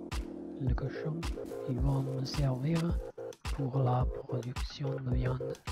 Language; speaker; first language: French; non-native, learner; Italian